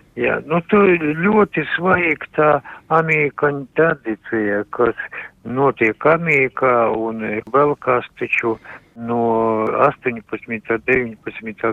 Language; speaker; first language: Latvian; non-native, local second language; Russian